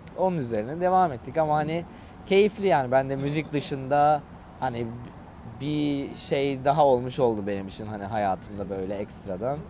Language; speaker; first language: Turkish; native; Turkish